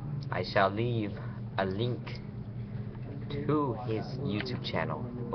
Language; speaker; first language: English; native; English